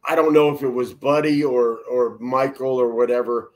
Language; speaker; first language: English; native; English